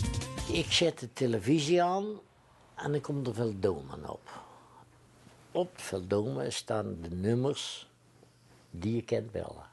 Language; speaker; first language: Dutch; native; Dutch